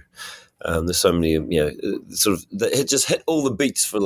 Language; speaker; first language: English; native; English